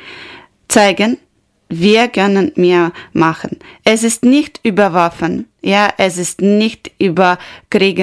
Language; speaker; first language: German; non-native, learner; Ukrainian